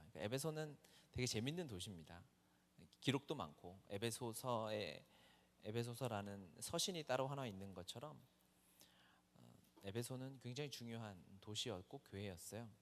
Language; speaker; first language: Korean; native; Korean